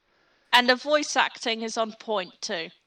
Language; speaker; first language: English; native; English